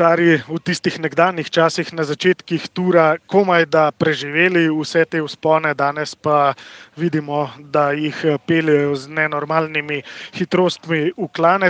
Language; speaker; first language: Slovenian; native; Slovenian